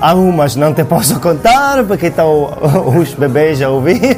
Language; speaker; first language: Portuguese; non-native, fluent; Italian